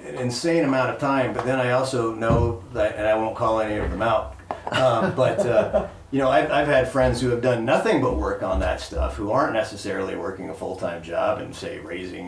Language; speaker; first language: English; native; English